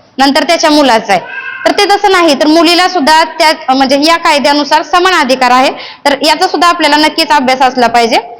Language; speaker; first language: Marathi; native; Marathi